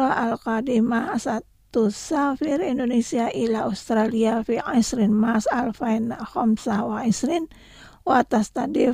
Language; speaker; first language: Arabic; non-native, learner; Indonesian